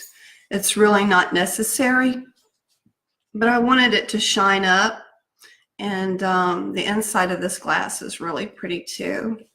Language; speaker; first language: English; native; English